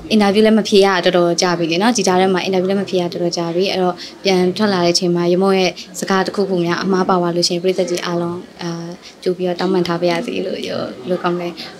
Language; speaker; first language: Burmese; native; Burmese